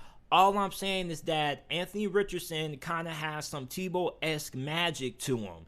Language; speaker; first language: English; native; English